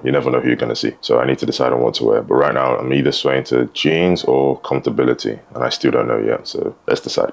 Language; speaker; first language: English; native; English